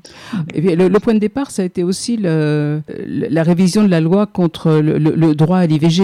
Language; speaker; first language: French; native; French